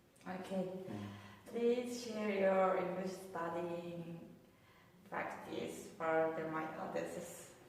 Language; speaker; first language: English; non-native, learner; Korean